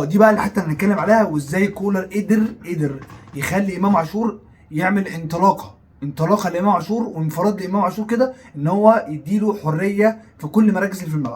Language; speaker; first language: Arabic; native; Arabic